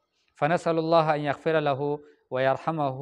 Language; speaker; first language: Arabic; non-native, fluent; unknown